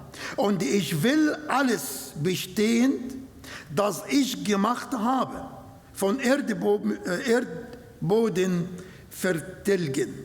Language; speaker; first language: German; non-native, learner; Arabic